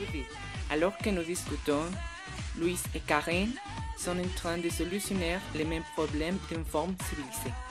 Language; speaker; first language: French; non-native, learner; Spanish